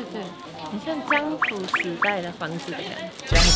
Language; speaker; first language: Chinese; non-native, fluent; Japanese